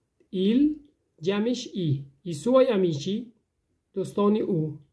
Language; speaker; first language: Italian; non-native, fluent; Persian